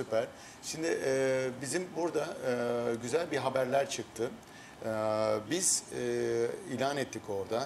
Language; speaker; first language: Turkish; early bilingual, heritage; Turkish